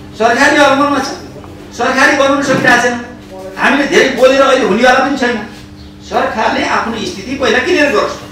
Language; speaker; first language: Nepali; native; Nepali